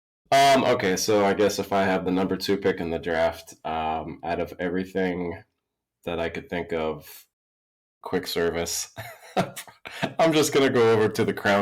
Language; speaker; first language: English; native; English